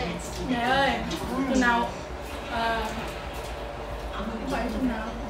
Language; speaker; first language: Vietnamese; early bilingual, heritage; Vietnamese